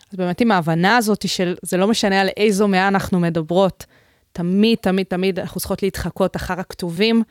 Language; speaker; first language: Hebrew; native; Hebrew